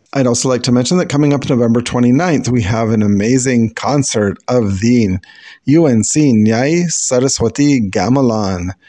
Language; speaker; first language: English; native; English